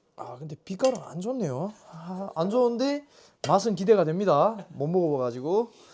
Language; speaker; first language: Korean; native; Korean